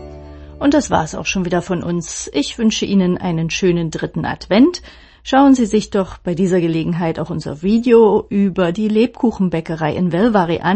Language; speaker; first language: German; native; German